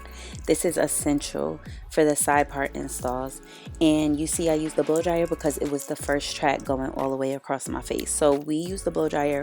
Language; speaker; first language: English; native; English